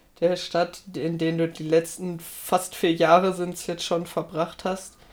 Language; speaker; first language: German; native; German